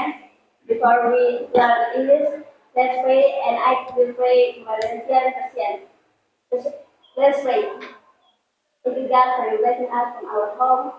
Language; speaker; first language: English; non-native, learner; Indonesian